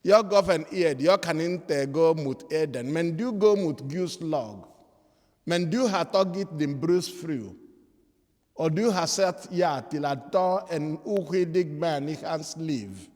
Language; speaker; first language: Swedish; non-native, fluent; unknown